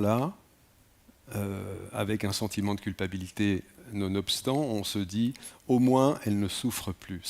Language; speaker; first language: French; native; French